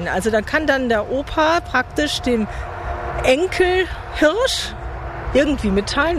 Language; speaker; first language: German; native; German